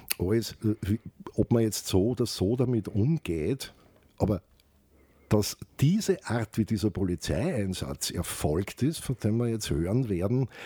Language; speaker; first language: German; native; German